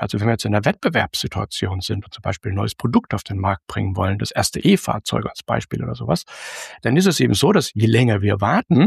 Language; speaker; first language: German; native; German